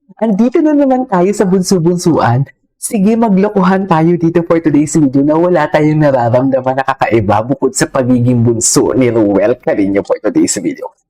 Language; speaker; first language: Filipino; non-native, local second language; Hiligaynon